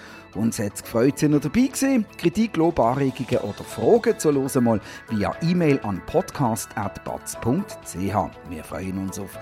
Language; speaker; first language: German; native; German